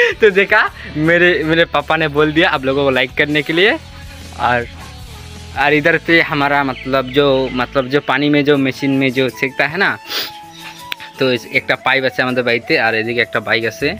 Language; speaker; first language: Hindi; non-native, local second language; Bangla